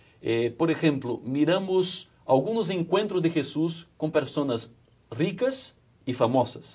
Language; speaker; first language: Spanish; non-native, fluent; Portuguese